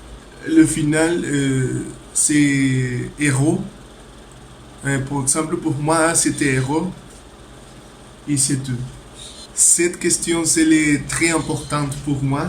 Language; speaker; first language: French; non-native, learner; Spanish